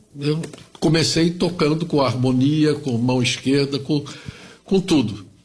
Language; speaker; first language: Portuguese; early bilingual, other home language; German